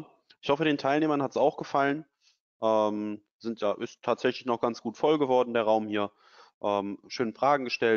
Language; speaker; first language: German; native; German